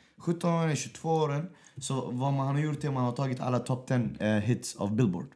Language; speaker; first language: Swedish; early bilingual, other home language; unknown